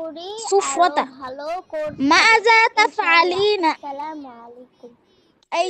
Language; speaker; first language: Arabic; non-native, learner; Bangla